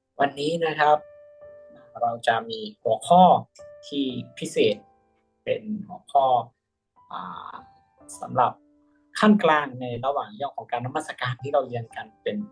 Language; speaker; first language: Thai; native; Thai